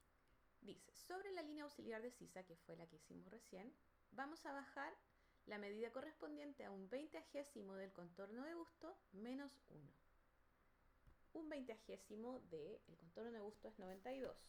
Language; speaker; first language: Spanish; native; Spanish